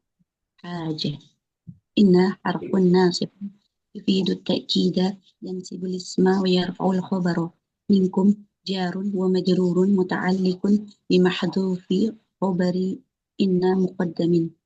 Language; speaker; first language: Arabic; non-native, learner; Indonesian